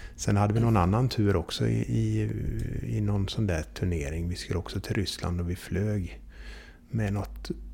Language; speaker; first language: Swedish; native; Swedish